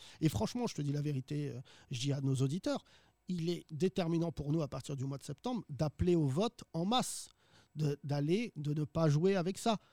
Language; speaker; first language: French; early bilingual, other home language; Arabic